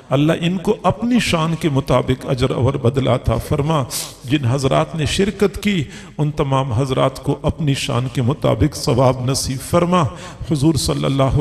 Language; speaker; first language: Urdu; non-native, local second language; Punjabi